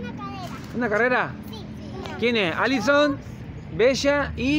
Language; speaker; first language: Spanish; native; Spanish